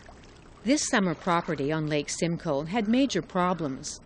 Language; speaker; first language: English; native; English